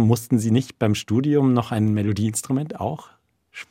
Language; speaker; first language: German; native; German